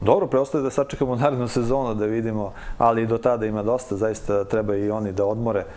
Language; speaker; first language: Serbian; native; Serbian